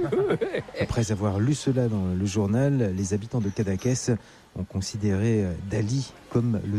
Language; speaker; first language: French; native; French